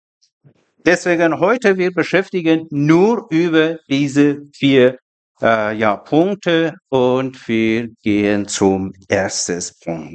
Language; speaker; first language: German; non-native, learner; Persian